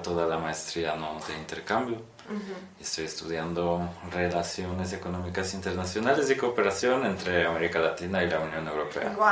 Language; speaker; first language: Spanish; non-native, fluent; Polish